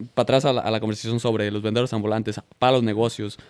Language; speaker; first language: Spanish; early bilingual, heritage; Spanish